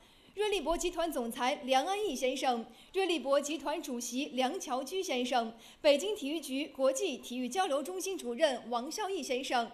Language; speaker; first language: Chinese; native; Chinese